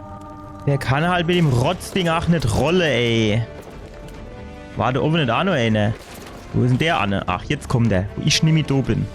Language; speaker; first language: German; native; German